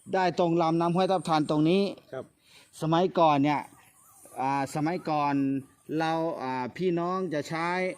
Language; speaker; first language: Thai; native; Thai